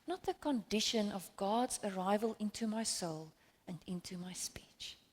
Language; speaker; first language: English; non-native, local second language; Afrikaans